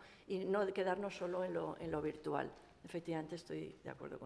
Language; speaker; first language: Spanish; native; Spanish